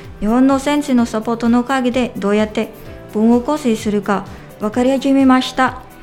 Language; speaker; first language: Japanese; non-native, learner; Filipino